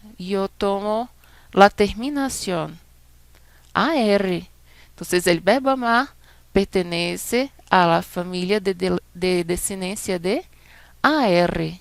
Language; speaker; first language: Spanish; non-native, fluent; Portuguese